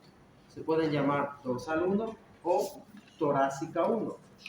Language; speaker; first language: Spanish; native; Spanish